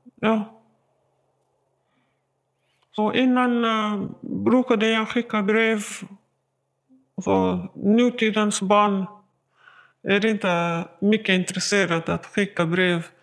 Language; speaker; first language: Swedish; non-native, learner; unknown